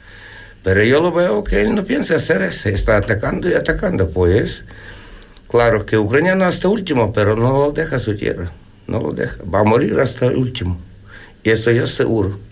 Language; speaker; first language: Spanish; non-native, learner; Ukrainian